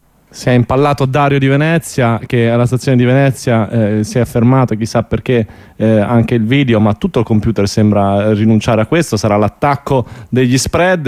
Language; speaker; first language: Italian; native; Italian